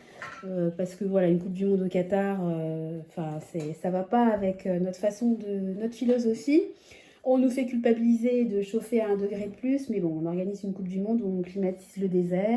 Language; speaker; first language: French; native; French